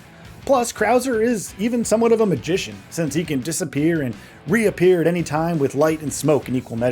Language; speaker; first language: English; native; English